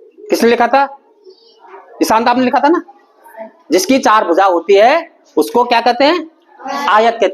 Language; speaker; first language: Hindi; native; Hindi